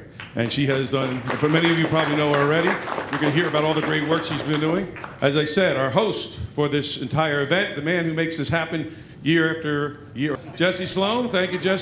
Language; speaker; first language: English; native; English